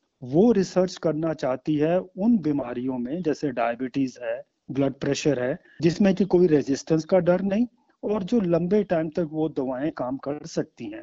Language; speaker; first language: Hindi; native; Hindi